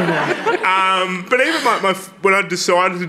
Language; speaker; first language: English; native; English